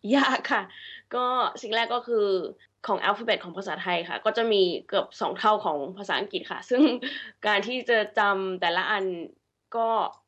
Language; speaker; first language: Thai; early bilingual, heritage; Thai